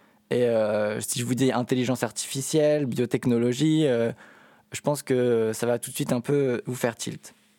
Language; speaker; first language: French; native; French